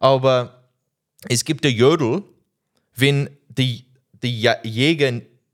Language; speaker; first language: German; non-native, learner; English